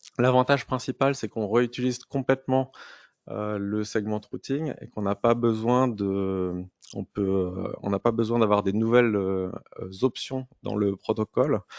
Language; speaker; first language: French; native; French